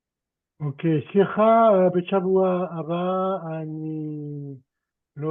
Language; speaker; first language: Hebrew; non-native, learner; French